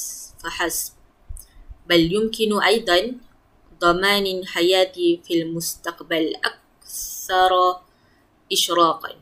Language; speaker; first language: Arabic; non-native, learner; Malay